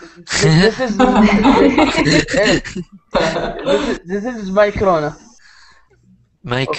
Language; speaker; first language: English; non-native, learner; Arabic